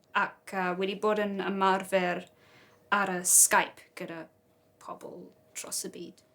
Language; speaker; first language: Welsh; non-native, learner; English